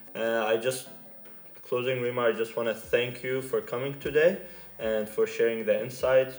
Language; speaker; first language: English; non-native, fluent; Arabic